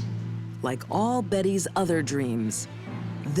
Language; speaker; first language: English; native; English